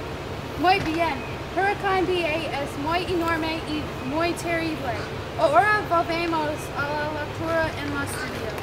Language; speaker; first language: Spanish; non-native, learner; English